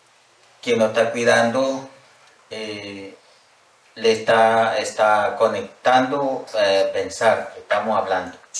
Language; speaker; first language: Spanish; non-native, local second language; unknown